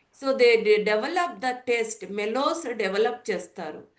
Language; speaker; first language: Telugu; non-native, learner; Bangla